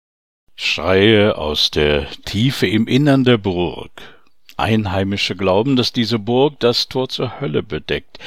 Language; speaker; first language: German; native; German